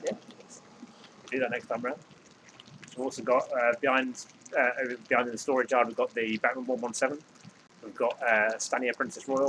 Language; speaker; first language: English; native; English